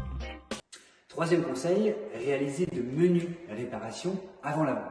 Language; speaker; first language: French; native; French